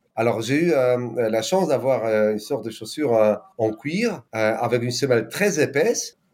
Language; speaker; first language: French; non-native, fluent; Polish